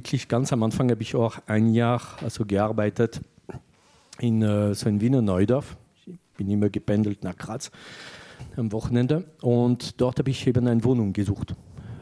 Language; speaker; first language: German; non-native, fluent; French